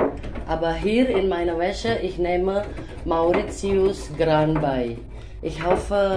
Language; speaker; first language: German; non-native, fluent; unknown